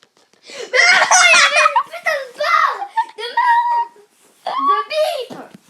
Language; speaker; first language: French; native; French